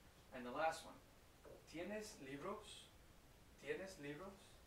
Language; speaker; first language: English; native; English